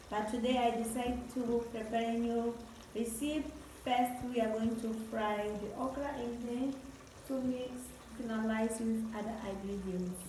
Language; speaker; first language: English; non-native, learner; Portuguese